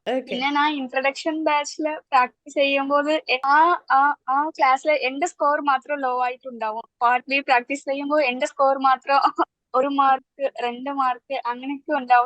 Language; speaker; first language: Malayalam; early bilingual, heritage; Malayalam